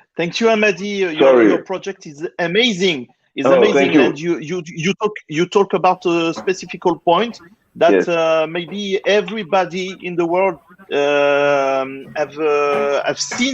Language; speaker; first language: English; non-native, fluent; French